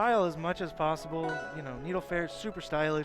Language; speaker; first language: English; native; English